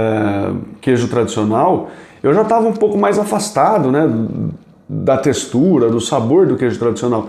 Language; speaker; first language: Portuguese; native; Portuguese